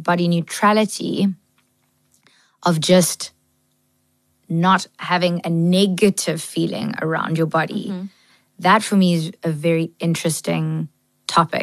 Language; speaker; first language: English; native; English